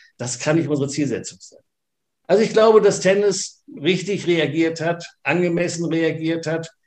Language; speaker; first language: German; native; German